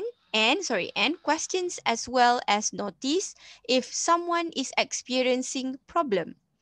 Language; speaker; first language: English; non-native, local second language; Malay